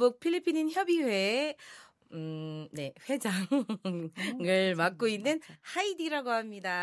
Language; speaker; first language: Korean; non-native, fluent; Filipino